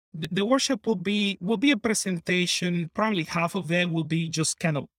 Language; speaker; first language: English; non-native, fluent; Spanish